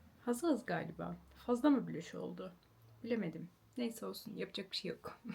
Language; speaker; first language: Turkish; early bilingual, heritage; Turkish